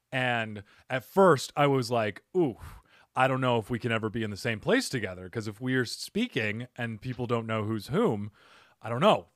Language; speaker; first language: English; native; English